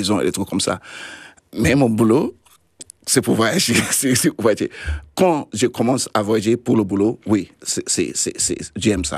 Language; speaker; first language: French; non-native, fluent; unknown